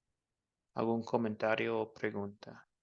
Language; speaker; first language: Spanish; non-native, fluent; English